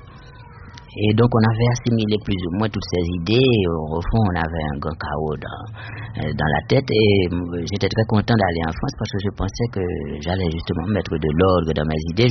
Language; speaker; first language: French; non-native, local second language; Haitian Creole